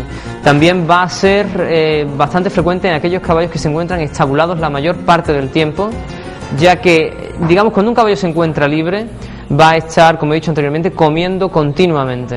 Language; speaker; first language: Spanish; native; Spanish